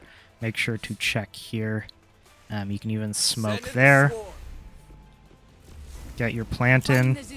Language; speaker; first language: English; native; English